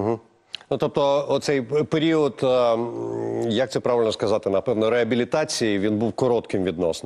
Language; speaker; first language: Ukrainian; native; Ukrainian